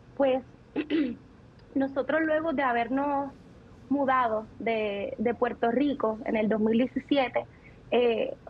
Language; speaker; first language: Spanish; native; Spanish